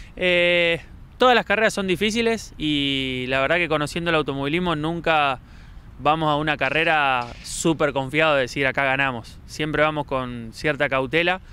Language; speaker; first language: Spanish; native; Spanish